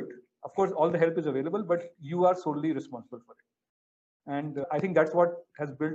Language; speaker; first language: English; non-native, local second language; Hindi